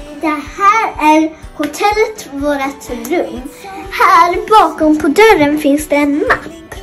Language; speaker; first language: Swedish; early bilingual, other home language; Japanese